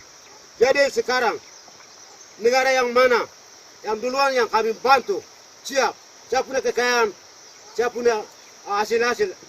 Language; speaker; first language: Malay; non-native, local second language; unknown